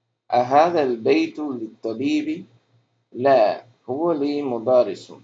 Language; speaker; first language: Arabic; non-native, fluent; English